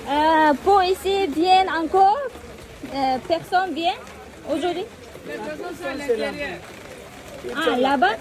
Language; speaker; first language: French; non-native, learner; Kazakh